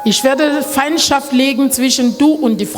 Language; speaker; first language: German; non-native, learner; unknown